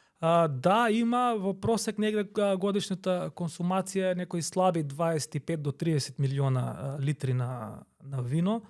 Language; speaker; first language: Macedonian; native; Macedonian